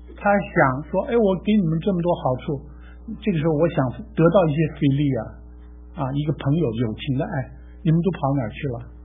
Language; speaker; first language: Chinese; native; Chinese